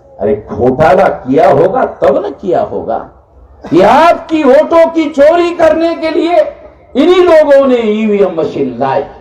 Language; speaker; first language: Hindi; non-native, local second language; Marathi